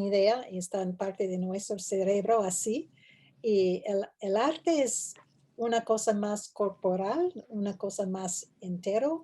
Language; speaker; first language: Spanish; non-native, fluent; English